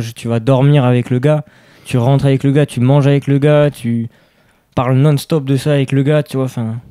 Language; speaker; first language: French; native; French